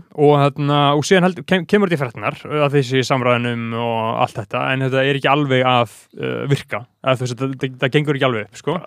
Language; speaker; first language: Icelandic; native; Icelandic